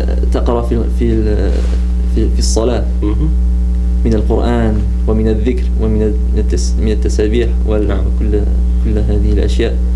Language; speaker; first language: Arabic; non-native, fluent; French